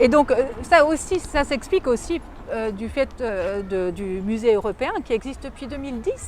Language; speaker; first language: French; native; French